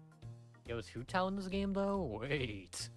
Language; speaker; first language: English; native; English